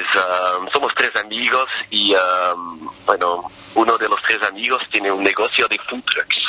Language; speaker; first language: Spanish; non-native, fluent; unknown